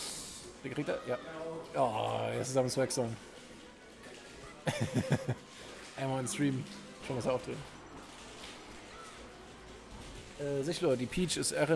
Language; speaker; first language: German; native; German